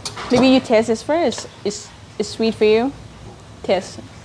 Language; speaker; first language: English; non-native, learner; Thai